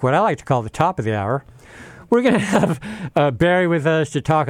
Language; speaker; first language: English; native; English